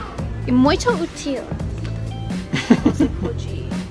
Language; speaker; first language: Portuguese; non-native, learner; English